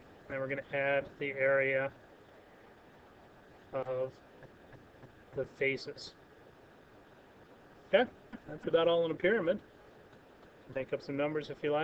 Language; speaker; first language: English; native; English